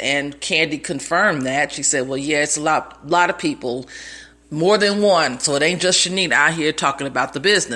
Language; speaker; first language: English; native; English